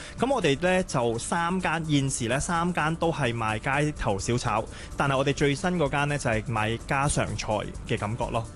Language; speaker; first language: Cantonese; early bilingual, other home language; Thai